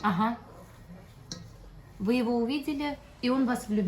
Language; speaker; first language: Russian; native; Russian